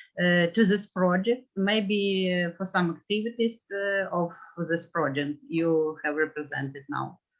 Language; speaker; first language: English; non-native, fluent; Ukrainian